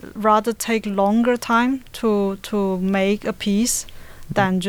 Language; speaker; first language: English; non-native, learner; Chinese